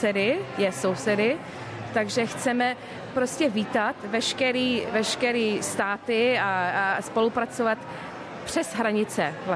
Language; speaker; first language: Czech; early bilingual, heritage; English